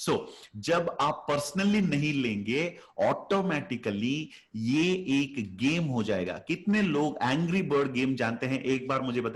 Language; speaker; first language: Hindi; native; Hindi